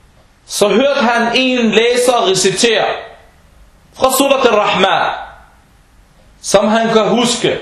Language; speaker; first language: Danish; non-native, fluent; Arabic